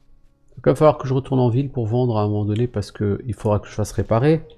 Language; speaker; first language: French; native; French